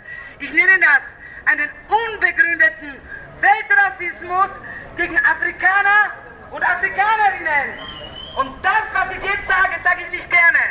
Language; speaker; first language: German; non-native, fluent; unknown